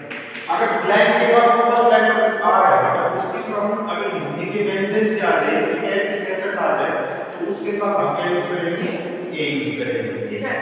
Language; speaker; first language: Hindi; native; Hindi